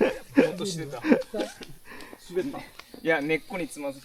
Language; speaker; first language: Japanese; native; Japanese